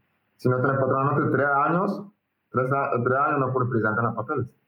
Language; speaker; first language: Spanish; non-native, learner; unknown